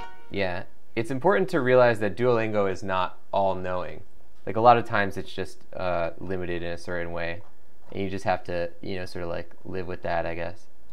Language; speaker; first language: English; native; English